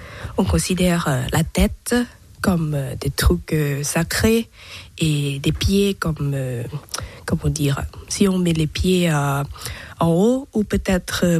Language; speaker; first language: French; non-native, learner; Thai